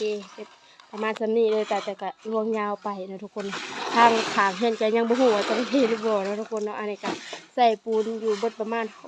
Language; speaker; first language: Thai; non-native, local second language; Northeastern Thai